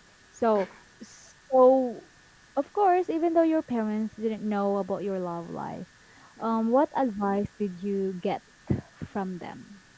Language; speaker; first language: English; non-native, fluent; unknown